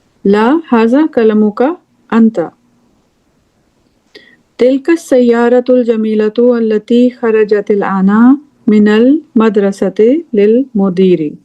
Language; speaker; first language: Arabic; non-native, fluent; English